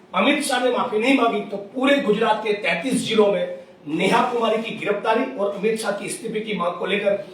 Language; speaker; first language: Hindi; non-native, local second language; Gujarati